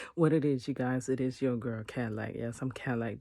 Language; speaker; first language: English; native; English